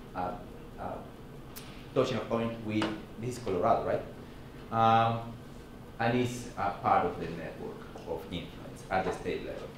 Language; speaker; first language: English; non-native, fluent; Spanish